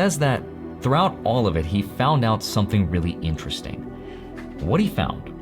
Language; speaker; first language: English; native; English